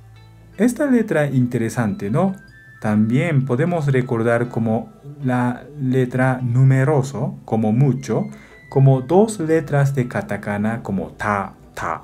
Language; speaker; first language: Spanish; non-native, fluent; Japanese